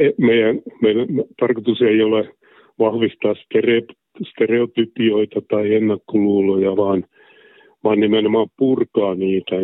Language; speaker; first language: Finnish; native; Finnish